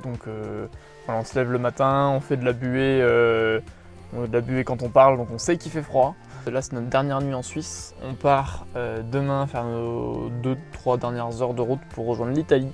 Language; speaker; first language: French; native; French